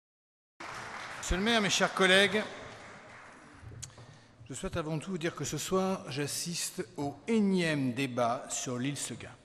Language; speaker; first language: French; native; French